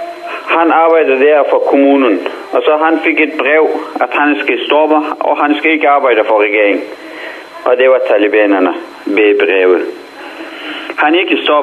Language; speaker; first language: Danish; non-native, fluent; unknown